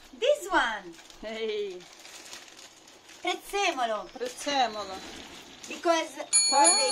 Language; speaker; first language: English; non-native, learner; Italian